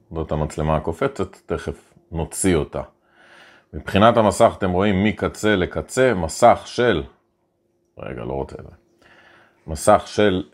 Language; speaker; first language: Hebrew; native; Hebrew